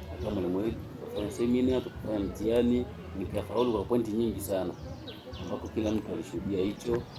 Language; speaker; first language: Swahili; native; Swahili